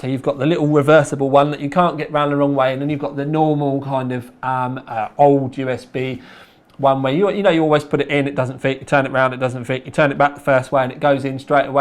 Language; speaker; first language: English; native; English